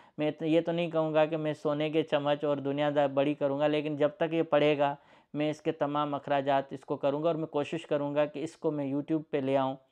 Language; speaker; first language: Urdu; non-native, local second language; Sindhi